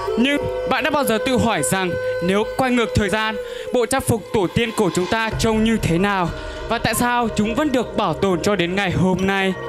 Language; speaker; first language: Vietnamese; non-native, local second language; Hmong